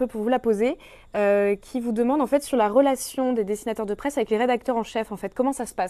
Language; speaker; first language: French; native; French